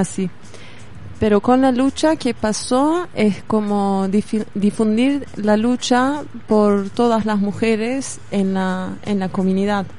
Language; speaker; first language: Spanish; non-native, fluent; Kurdish